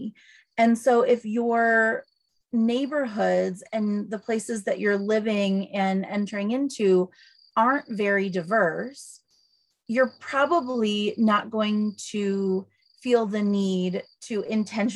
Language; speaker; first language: English; native; English